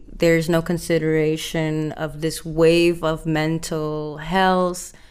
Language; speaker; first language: English; non-native, fluent; Indonesian